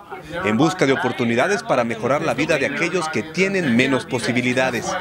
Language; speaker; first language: Spanish; native; Spanish